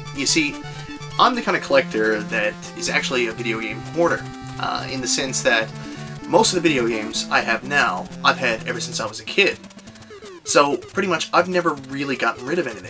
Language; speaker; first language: English; native; English